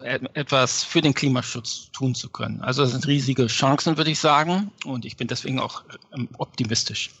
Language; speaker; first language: German; native; German